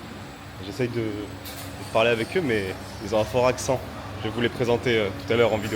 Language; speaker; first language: French; native; French